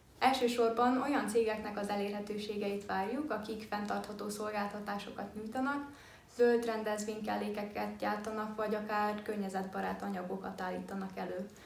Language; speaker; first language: Hungarian; early bilingual, heritage; Hungarian